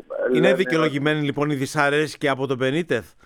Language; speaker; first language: Greek; native; Greek